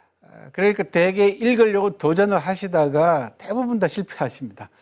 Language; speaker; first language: Korean; native; Korean